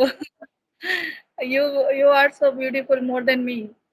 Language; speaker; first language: English; non-native, learner; Hindi